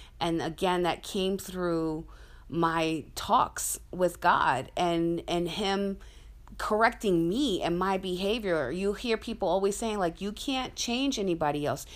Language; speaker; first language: English; native; English